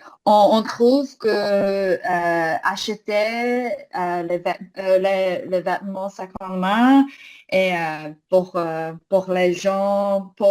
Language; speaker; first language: French; non-native, learner; English